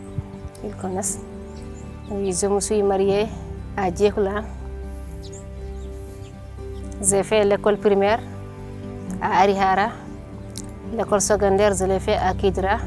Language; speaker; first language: French; non-native, local second language; Fula